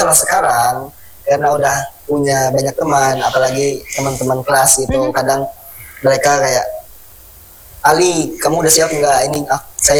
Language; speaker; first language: Indonesian; non-native, fluent; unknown